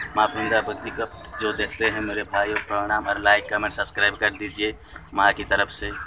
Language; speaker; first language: Hindi; non-native, local second language; Odia